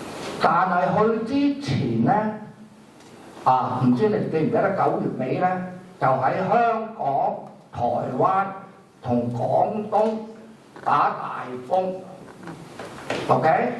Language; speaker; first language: Cantonese; native; Cantonese